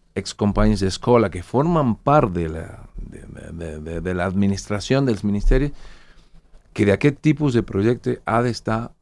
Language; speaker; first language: Catalan; non-native, fluent; Spanish